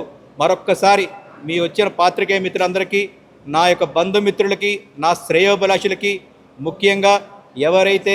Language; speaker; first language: Telugu; native; Telugu